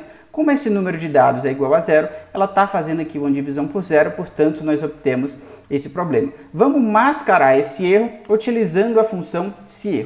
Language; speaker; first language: Portuguese; native; Portuguese